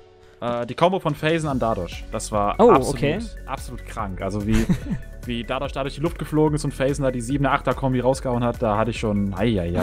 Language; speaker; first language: German; native; German